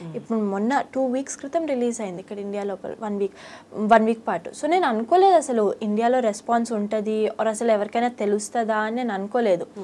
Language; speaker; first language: Telugu; early bilingual, heritage; Telugu